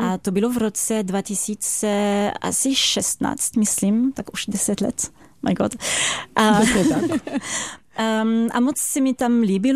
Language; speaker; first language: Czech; non-native, fluent; French